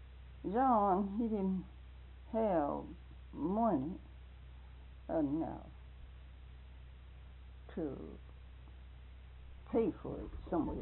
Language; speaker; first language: English; native; English